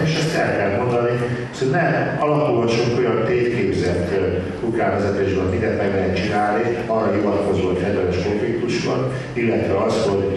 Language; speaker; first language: Hungarian; native; Hungarian